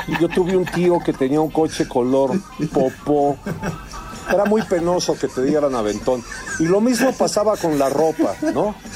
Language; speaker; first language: Spanish; early bilingual, heritage; Spanish